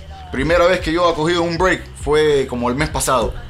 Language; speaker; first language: Spanish; early bilingual, heritage; Spanish